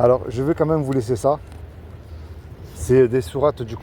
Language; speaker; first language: French; native; French